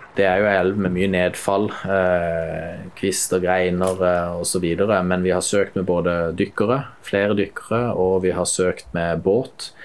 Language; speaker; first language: Norwegian; native; Norwegian